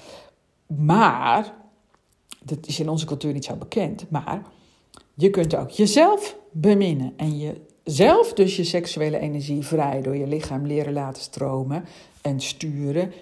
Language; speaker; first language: Dutch; native; Dutch